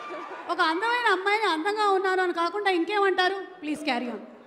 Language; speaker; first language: Telugu; native; Telugu